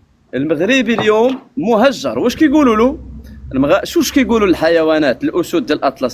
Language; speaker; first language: Arabic; native; Arabic